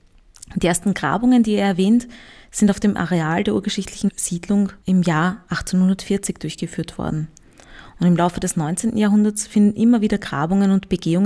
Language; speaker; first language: German; native; German